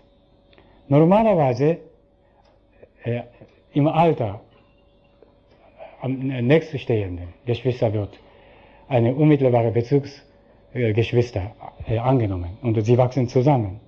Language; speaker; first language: German; non-native, fluent; Japanese